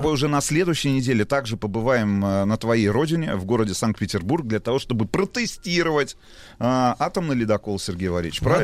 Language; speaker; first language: Russian; native; Russian